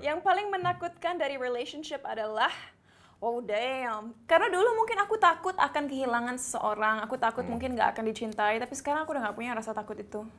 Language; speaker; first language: Indonesian; early bilingual, heritage; Indonesian